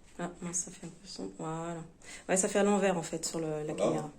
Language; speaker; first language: French; native; French